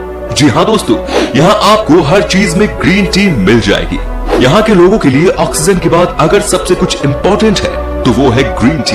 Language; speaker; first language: Hindi; native; Hindi